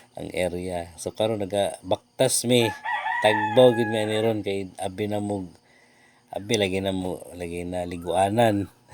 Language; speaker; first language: Cebuano; native; Cebuano